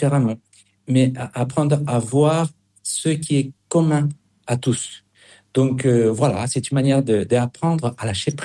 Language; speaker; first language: French; non-native, fluent; Spanish